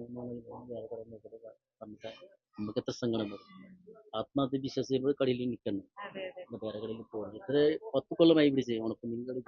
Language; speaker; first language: Malayalam; non-native, local second language; Nepali